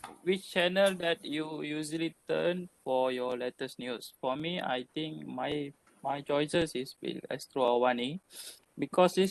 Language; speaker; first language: English; non-native, learner; Malay